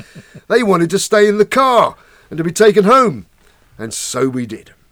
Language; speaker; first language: English; native; English